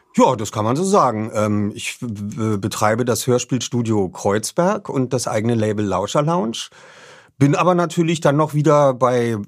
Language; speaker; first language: German; native; German